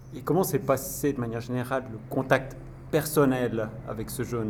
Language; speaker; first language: French; native; French